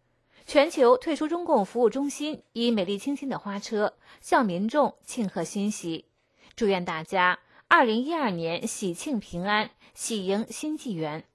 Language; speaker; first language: Chinese; native; Chinese